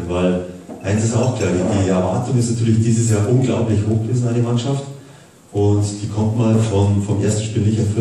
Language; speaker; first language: German; native; German